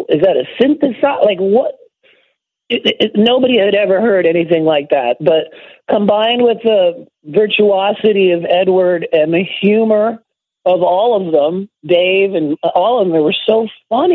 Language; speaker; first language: English; native; English